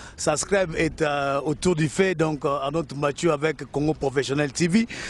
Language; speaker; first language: French; non-native, local second language; Lingala